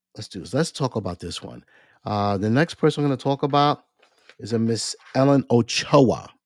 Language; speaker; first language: English; native; English